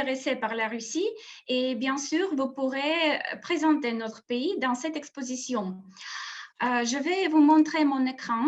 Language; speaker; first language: French; non-native, fluent; Russian